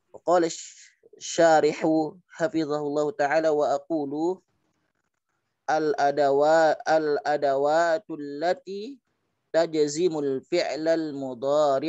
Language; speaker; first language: Arabic; non-native, learner; Indonesian